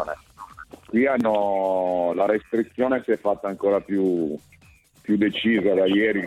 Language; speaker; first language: Italian; native; Italian